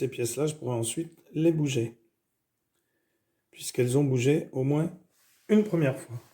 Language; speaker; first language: French; native; French